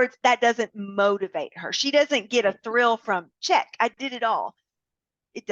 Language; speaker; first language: English; native; English